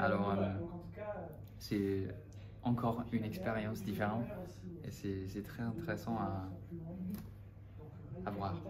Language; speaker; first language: French; non-native, fluent; English